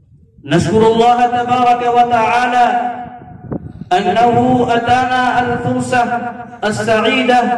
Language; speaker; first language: Arabic; non-native, fluent; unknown